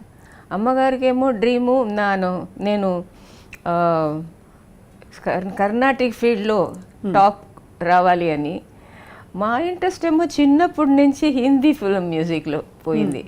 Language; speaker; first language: Telugu; non-native, local second language; Tamil